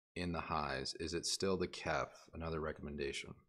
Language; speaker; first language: English; native; English